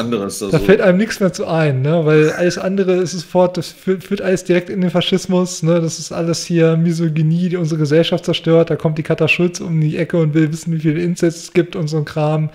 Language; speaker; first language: German; native; German